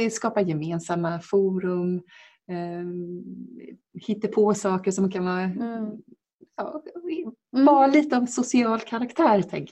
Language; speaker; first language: Swedish; native; Swedish